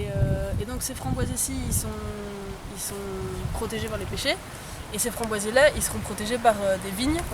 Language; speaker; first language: French; native; French